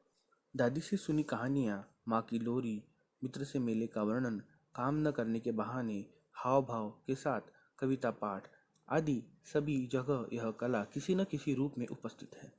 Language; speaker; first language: Hindi; non-native, local second language; Marathi